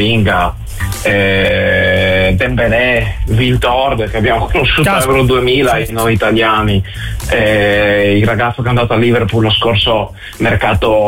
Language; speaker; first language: Italian; native; Italian